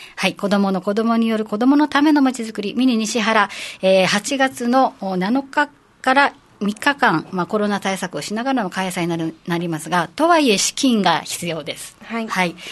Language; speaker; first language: Japanese; native; Japanese